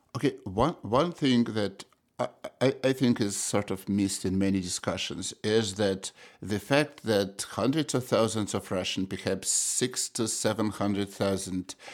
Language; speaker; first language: English; non-native, fluent; Russian